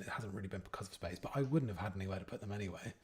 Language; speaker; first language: English; native; English